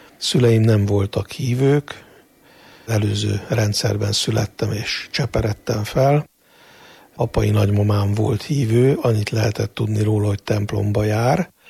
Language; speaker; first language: Hungarian; native; Hungarian